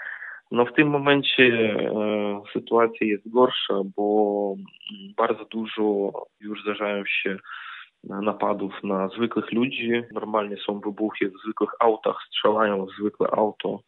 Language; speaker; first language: Polish; non-native, fluent; Ukrainian